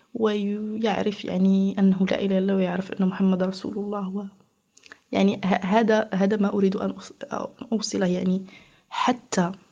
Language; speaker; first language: Arabic; native; Arabic